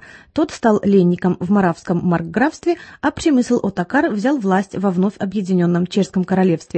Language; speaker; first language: Russian; native; Russian